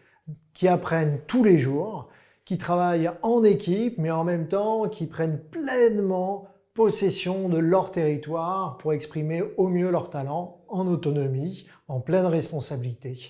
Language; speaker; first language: French; native; French